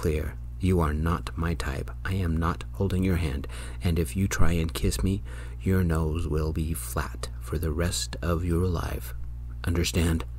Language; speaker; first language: English; native; English